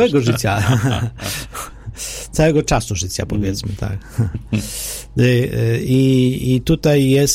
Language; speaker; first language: Polish; non-native, learner; Ukrainian